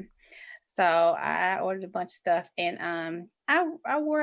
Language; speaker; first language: English; native; English